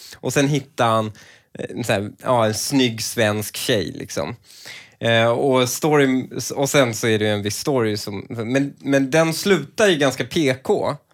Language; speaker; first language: Swedish; early bilingual, other home language; Persian